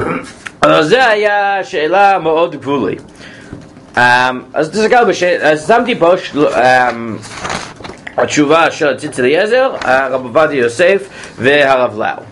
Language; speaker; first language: Hebrew; non-native, fluent; English